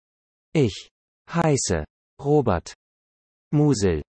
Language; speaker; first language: German; non-native, learner; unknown